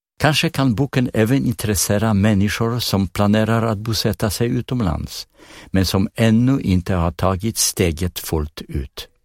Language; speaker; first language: Swedish; non-native, fluent; Polish